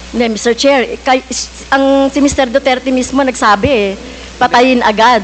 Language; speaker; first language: Filipino; native; Filipino